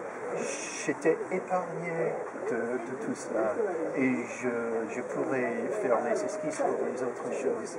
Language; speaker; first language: French; non-native, fluent; English